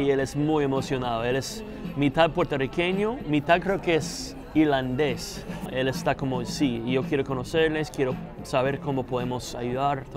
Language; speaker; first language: Spanish; non-native, fluent; English